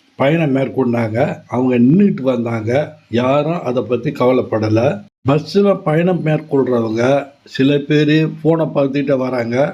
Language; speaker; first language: Tamil; native; Tamil